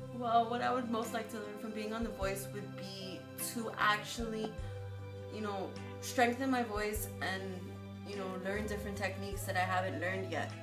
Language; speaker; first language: English; native; English